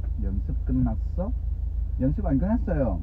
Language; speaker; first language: Korean; non-native, fluent; Vietnamese